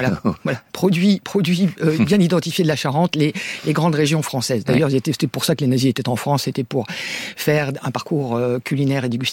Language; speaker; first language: French; native; French